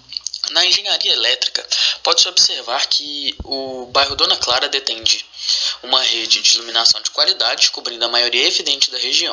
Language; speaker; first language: Portuguese; native; Portuguese